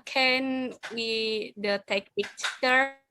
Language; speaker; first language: English; non-native, learner; Indonesian